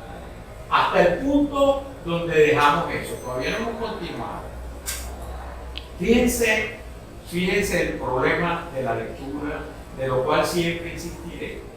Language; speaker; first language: Spanish; native; Spanish